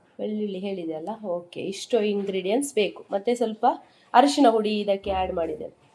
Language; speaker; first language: Kannada; non-native, local second language; Konkani